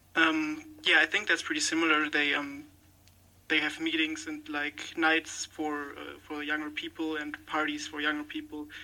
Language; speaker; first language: English; non-native, fluent; German